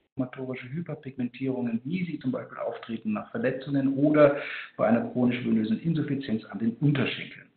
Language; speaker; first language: German; native; German